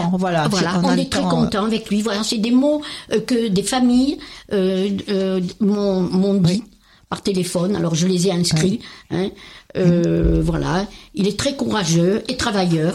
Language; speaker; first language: French; native; French